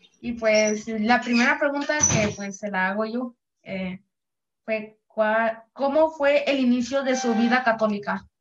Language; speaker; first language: Spanish; native; Spanish